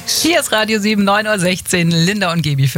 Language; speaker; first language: German; native; German